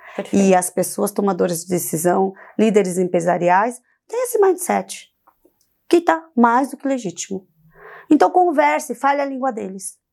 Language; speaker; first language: Portuguese; early bilingual, other home language; Korean